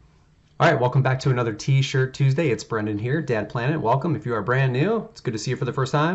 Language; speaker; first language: English; native; English